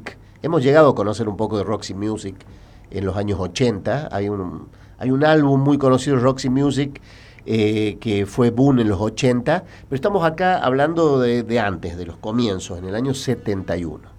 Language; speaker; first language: Spanish; native; Spanish